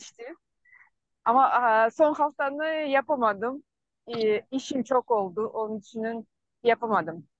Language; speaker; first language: Turkish; non-native, learner; Kyrgyz